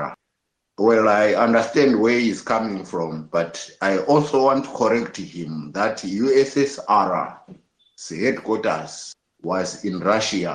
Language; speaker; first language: English; non-native, local second language; North Ndebele